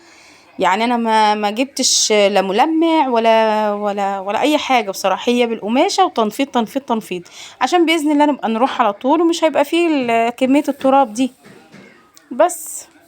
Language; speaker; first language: Arabic; native; Arabic